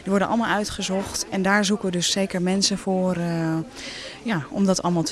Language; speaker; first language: Dutch; native; Dutch